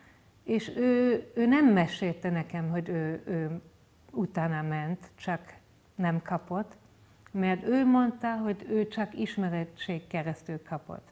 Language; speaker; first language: Hungarian; non-native, fluent; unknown